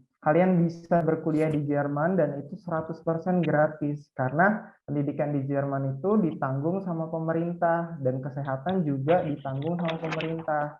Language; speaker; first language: Indonesian; native; Indonesian